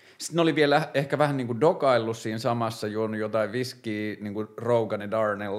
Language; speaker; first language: Finnish; native; Finnish